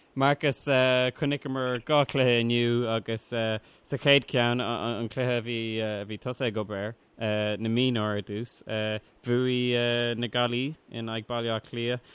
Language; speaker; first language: Irish; non-native, local second language; English